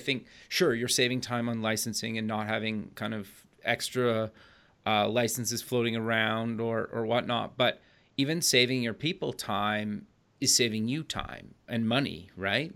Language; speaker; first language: English; native; English